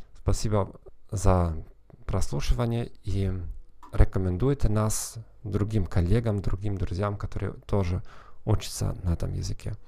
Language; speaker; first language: Russian; non-native, fluent; German